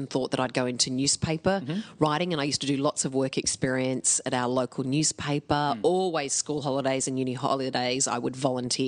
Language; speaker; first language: English; native; English